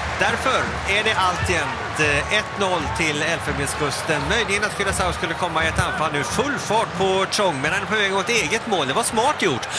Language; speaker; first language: Swedish; native; Swedish